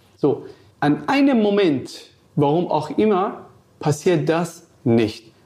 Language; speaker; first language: German; non-native, fluent; Persian